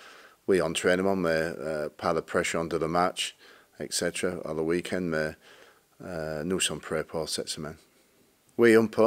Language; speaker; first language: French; non-native, learner; English